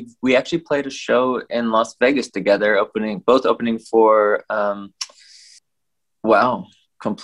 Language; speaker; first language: English; native; English